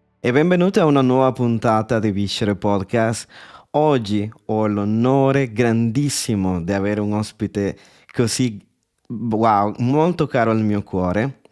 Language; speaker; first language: Italian; non-native, fluent; Spanish